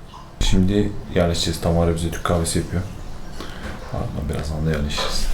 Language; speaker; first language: Turkish; native; Turkish